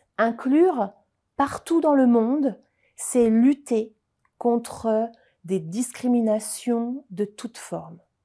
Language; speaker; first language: French; native; French